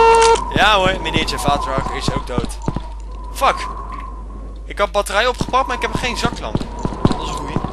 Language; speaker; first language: Dutch; native; Dutch